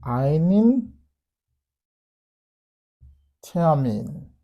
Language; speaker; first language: German; non-native, fluent; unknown